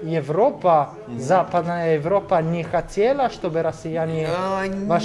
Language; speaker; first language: Russian; non-native, learner; Italian